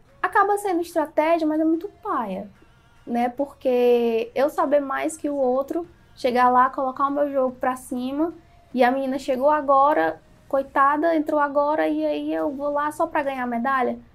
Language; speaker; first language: Portuguese; native; Portuguese